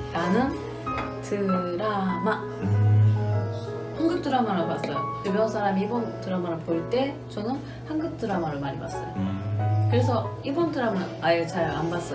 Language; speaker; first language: Korean; non-native, learner; Japanese